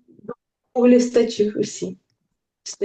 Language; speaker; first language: French; non-native, learner; Ukrainian